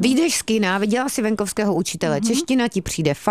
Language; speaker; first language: Czech; native; Czech